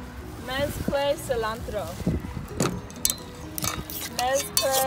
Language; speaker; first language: Spanish; non-native, learner; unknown